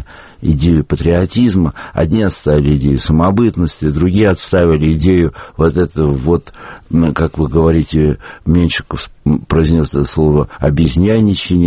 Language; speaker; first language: Russian; native; Russian